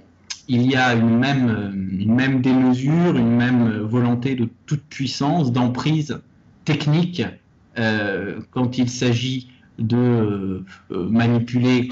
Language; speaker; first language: French; native; French